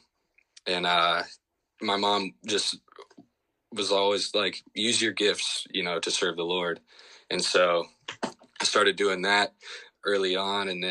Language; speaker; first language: English; native; English